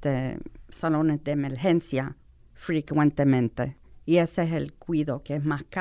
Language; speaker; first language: Spanish; non-native, fluent; English